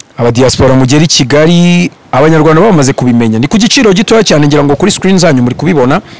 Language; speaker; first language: Kinyarwanda; native; Kinyarwanda